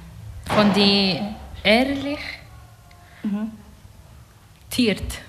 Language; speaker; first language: German; non-native, learner; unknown